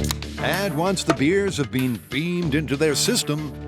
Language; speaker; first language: English; native; English